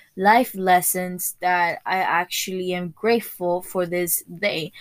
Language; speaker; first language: English; early bilingual, other home language; Spanish